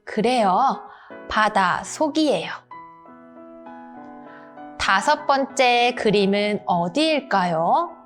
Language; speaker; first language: Korean; native; Korean